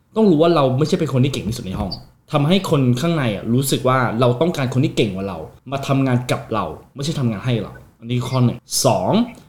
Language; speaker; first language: Thai; non-native, fluent; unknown